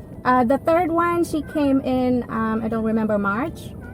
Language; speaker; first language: English; non-native, fluent; Thai